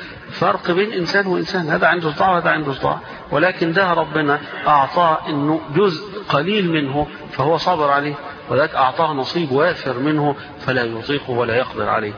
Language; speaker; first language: Arabic; native; Arabic